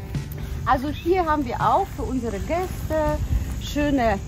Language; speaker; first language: German; non-native, fluent; Polish